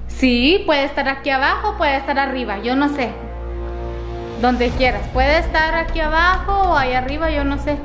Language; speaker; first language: Spanish; native; Spanish